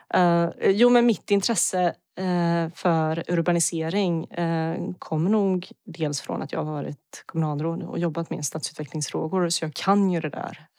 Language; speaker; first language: Swedish; early bilingual, other home language; Bosnian